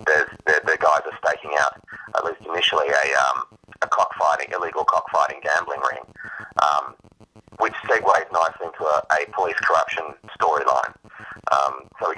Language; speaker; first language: English; native; English